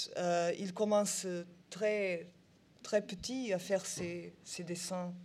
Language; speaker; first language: French; non-native, learner; Portuguese